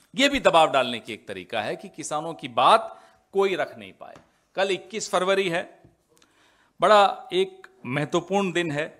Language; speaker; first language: Hindi; native; Hindi